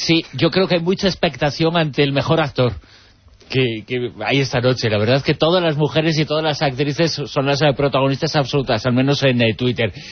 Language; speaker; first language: Spanish; native; Spanish